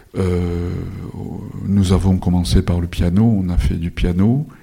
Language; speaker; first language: French; non-native, fluent; Japanese